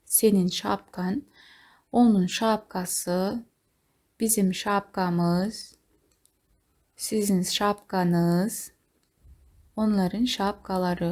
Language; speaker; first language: Turkish; non-native, fluent; Kazakh